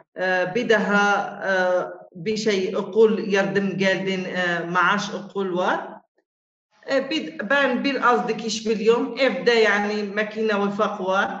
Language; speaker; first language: Turkish; non-native, learner; Arabic